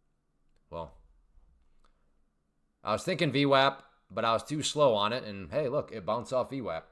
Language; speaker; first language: English; native; English